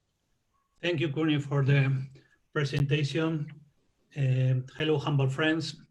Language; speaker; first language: English; non-native, learner; Spanish